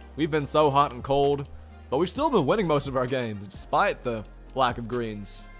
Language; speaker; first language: English; native; English